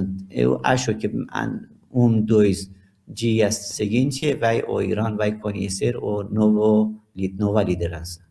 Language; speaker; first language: Portuguese; non-native, learner; Persian